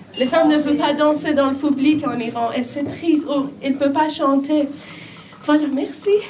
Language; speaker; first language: French; non-native, learner; Persian